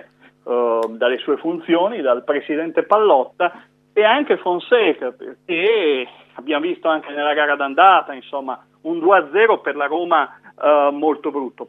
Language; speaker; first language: Italian; native; Italian